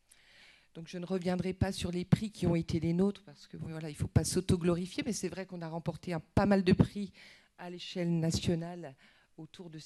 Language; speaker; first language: French; native; French